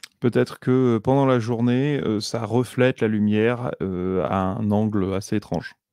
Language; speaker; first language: French; native; French